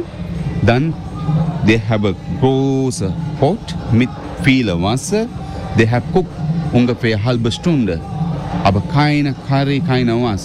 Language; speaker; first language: German; non-native, learner; Sinhala